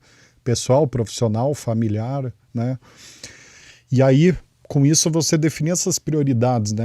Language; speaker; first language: Portuguese; native; Portuguese